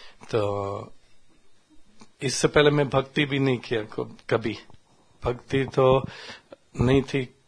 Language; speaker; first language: Hindi; non-native, learner; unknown